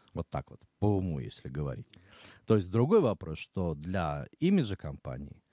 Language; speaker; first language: Russian; native; Russian